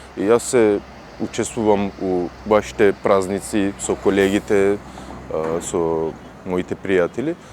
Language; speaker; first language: Macedonian; non-native, fluent; Turkish